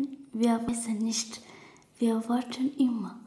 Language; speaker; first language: German; non-native, learner; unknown